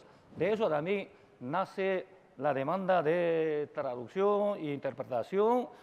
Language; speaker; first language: Spanish; non-native, fluent; Chinese